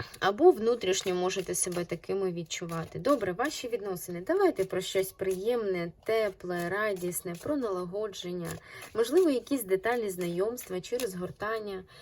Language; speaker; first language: Ukrainian; non-native, local second language; Russian